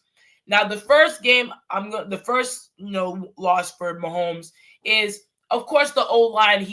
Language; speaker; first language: English; native; English